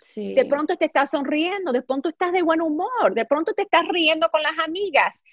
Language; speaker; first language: Spanish; early bilingual, heritage; Spanish